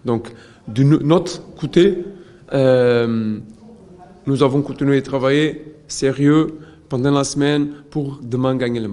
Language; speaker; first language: French; non-native, learner; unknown